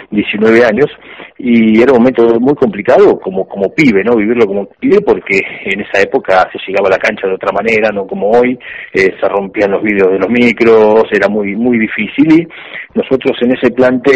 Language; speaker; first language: Spanish; native; Spanish